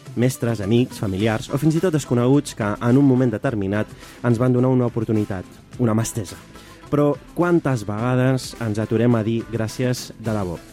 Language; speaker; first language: Catalan; early bilingual, other home language; Arabic